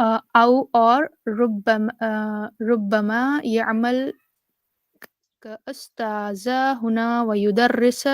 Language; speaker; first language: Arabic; non-native, learner; Urdu